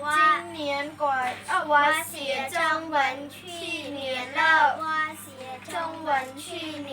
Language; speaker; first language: Chinese; non-native, learner; Khmer